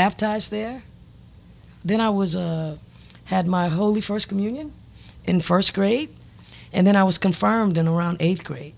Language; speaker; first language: English; native; English